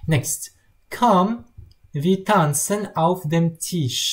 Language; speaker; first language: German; non-native, learner; Russian